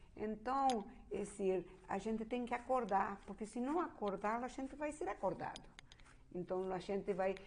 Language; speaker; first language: Portuguese; non-native, fluent; Spanish